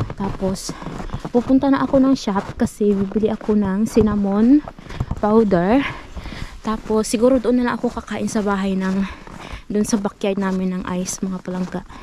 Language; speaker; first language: Filipino; non-native, local second language; Hiligaynon